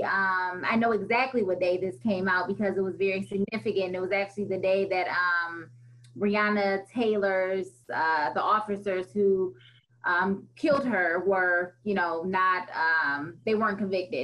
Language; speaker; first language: English; native; English